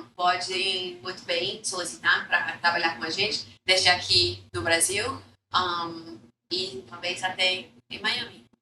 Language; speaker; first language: Portuguese; non-native, fluent; English